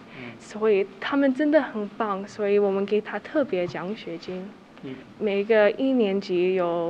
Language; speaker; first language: Chinese; early bilingual, heritage; Chinese